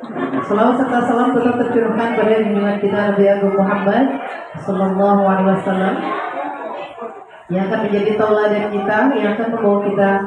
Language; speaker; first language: Indonesian; native; Indonesian